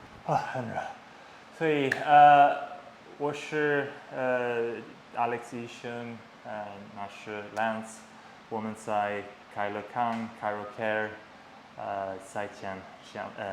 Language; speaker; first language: Chinese; non-native, learner; English